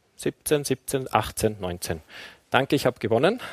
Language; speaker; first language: German; native; German